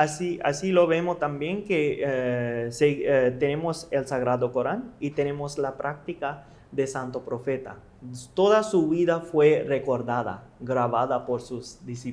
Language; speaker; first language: Spanish; non-native, learner; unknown